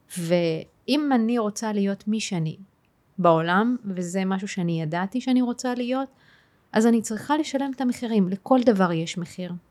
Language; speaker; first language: Hebrew; non-native, local second language; Arabic